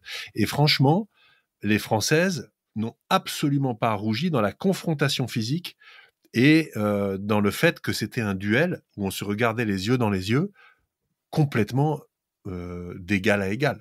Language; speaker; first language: French; native; French